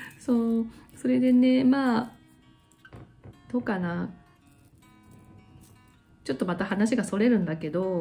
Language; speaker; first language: Japanese; native; Japanese